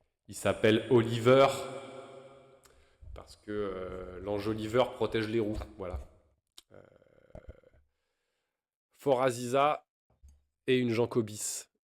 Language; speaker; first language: French; native; French